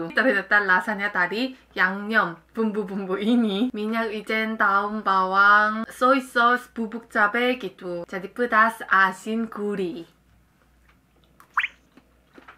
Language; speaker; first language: Indonesian; non-native, fluent; Korean